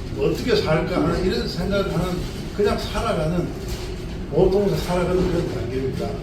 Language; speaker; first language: Korean; native; Korean